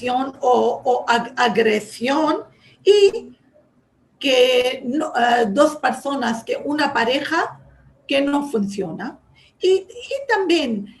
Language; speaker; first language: Spanish; non-native, fluent; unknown